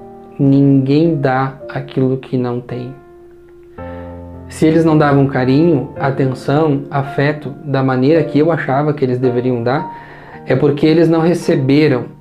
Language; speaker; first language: Portuguese; native; Portuguese